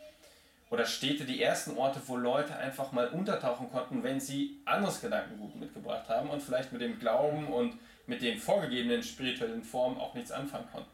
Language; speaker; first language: German; native; German